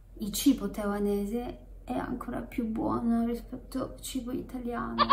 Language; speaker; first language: Italian; non-native, fluent; Chinese